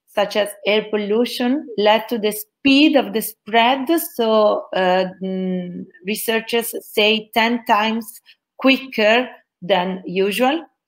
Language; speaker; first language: English; non-native, fluent; Italian